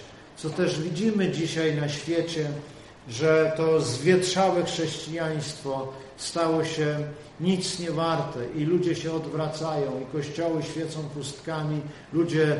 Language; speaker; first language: Polish; native; Polish